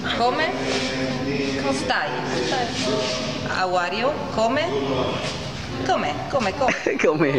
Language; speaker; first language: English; non-native, learner; Italian